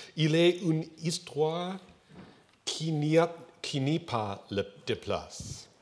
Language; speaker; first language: French; non-native, learner; English